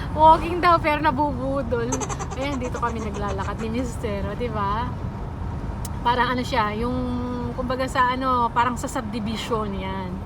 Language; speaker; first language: Filipino; native; Filipino